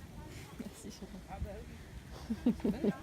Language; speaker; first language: French; native; French